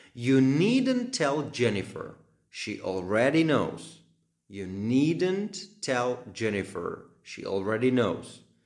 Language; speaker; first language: English; non-native, fluent; Slovak